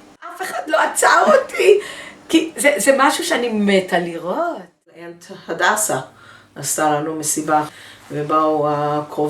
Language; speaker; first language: Hebrew; early bilingual, other home language; English